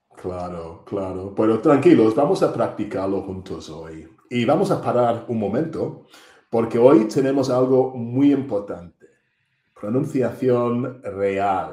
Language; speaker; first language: Spanish; non-native, fluent; English